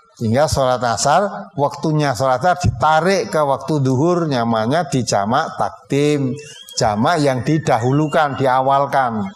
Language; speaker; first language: Indonesian; non-native, local second language; Javanese